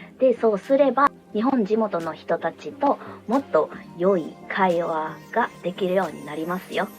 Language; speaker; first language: Japanese; non-native, fluent; Indonesian